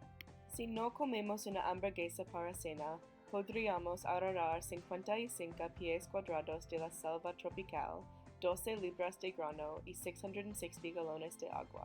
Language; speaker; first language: Spanish; non-native, learner; English